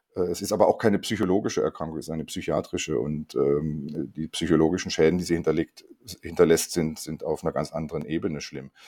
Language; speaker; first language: German; non-native, fluent; Korean